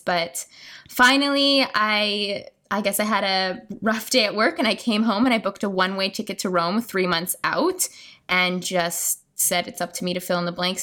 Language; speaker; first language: English; native; English